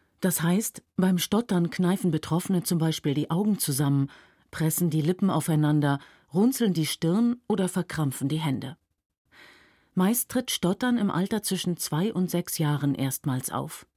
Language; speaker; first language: German; native; German